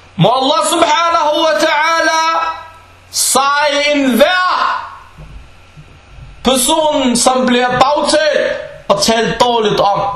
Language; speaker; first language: Danish; non-native, fluent; Arabic